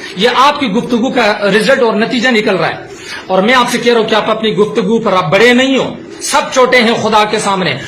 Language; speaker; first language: Urdu; non-native, local second language; Pashto